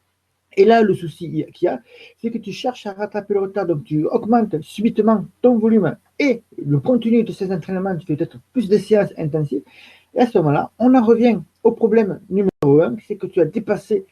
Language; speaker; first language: French; native; French